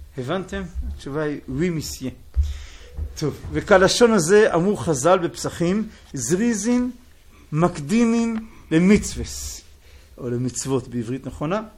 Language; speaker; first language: Hebrew; native; Hebrew